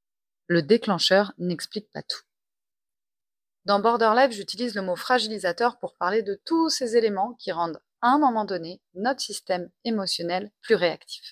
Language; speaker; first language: French; native; French